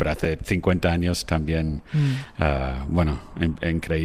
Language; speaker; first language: Spanish; non-native, fluent; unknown